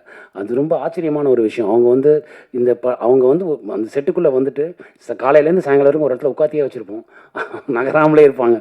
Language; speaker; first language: Tamil; native; Tamil